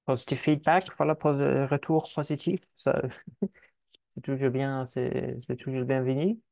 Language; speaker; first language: French; non-native, fluent; English